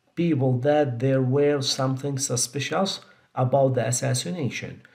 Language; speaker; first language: English; non-native, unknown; Arabic